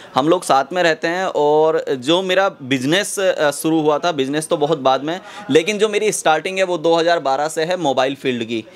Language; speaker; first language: Hindi; native; Hindi